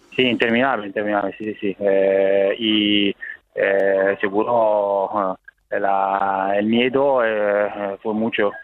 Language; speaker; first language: Spanish; non-native, learner; Italian